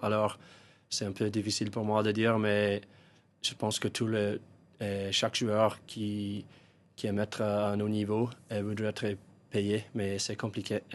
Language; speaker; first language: French; non-native, fluent; English